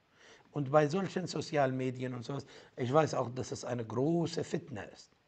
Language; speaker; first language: German; non-native, fluent; Arabic